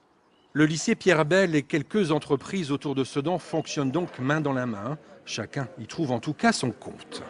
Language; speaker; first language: French; native; French